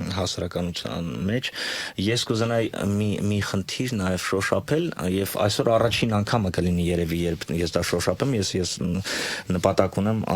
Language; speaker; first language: Armenian; native; Armenian